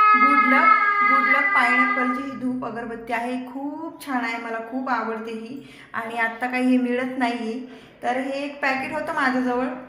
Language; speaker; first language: Marathi; non-native, local second language; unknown